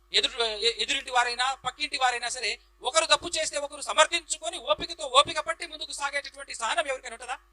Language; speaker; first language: Telugu; native; Telugu